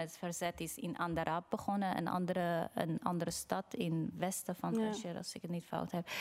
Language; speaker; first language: Dutch; non-native, fluent; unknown